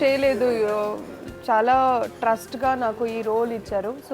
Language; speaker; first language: Telugu; non-native, local second language; Kannada